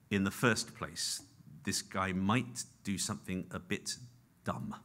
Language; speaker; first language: English; native; English